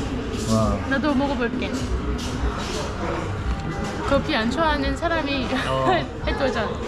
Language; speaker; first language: Korean; non-native, learner; French